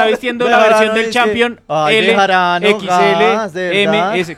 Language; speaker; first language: Spanish; native; Spanish